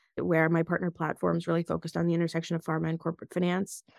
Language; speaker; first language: English; early bilingual, other home language; Russian